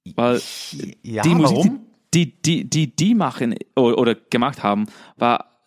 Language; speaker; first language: German; non-native, fluent; English